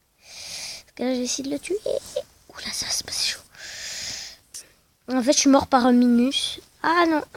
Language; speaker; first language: French; native; French